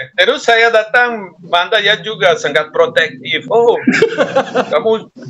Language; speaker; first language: Indonesian; non-native, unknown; Spanish